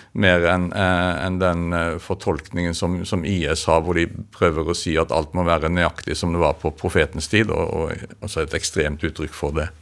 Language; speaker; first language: Norwegian; native; Norwegian